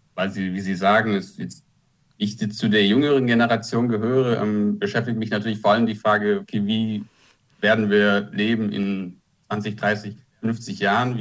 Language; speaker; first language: German; native; German